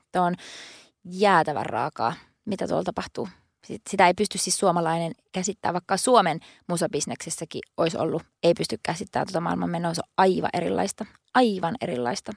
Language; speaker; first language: Finnish; native; Finnish